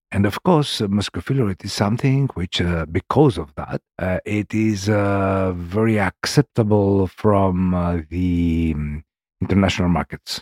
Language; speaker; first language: English; non-native, learner; Greek